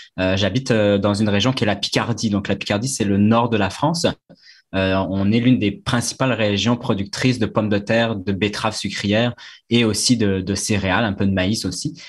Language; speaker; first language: French; native; French